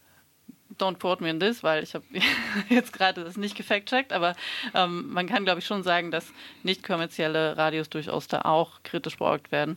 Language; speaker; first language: German; native; German